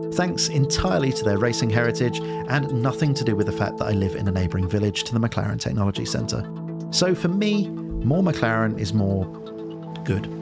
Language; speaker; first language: English; native; English